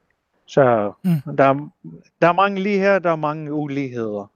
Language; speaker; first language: Danish; non-native, local second language; Kalaallisut